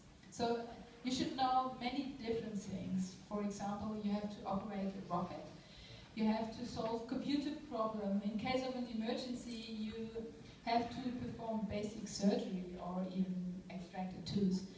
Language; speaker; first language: English; non-native, fluent; German